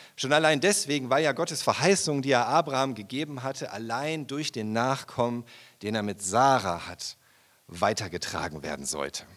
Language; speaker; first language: German; native; German